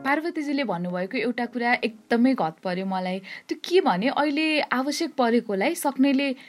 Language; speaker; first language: Nepali; native; Nepali